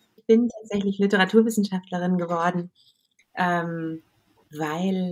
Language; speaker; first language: German; native; German